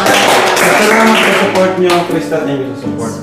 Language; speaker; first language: Filipino; native; Filipino